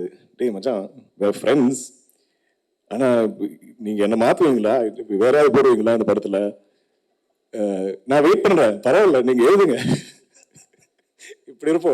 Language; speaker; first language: Tamil; non-native, local second language; Malayalam